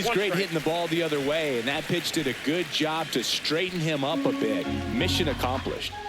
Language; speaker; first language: English; native; English